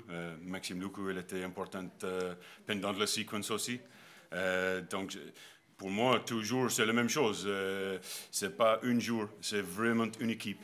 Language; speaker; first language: French; non-native, learner; English